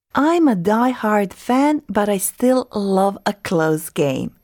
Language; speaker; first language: English; non-native, fluent; Croatian